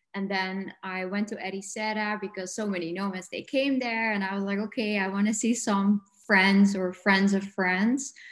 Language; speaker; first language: English; non-native, fluent; Dutch